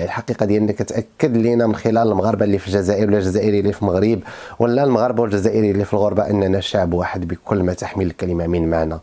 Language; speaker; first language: Arabic; native; Arabic